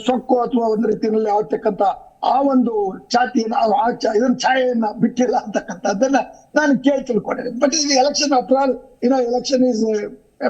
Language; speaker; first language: Kannada; native; Kannada